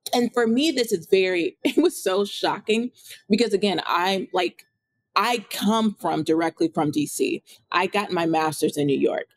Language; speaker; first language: English; native; English